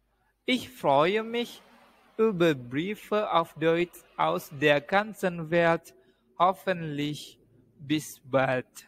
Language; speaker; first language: German; non-native, fluent; Indonesian